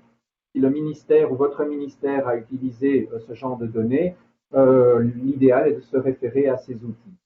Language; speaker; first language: French; native; French